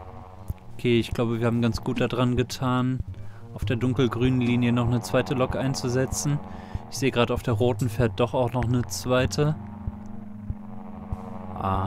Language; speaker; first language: German; native; German